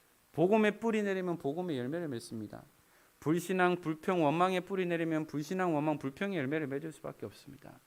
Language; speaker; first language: Korean; native; Korean